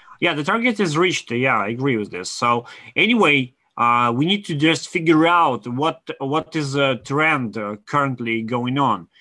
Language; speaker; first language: English; non-native, fluent; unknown